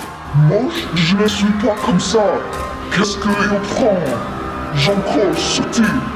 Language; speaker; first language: French; non-native, learner; English